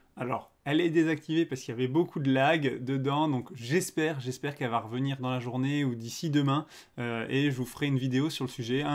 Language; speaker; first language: French; native; French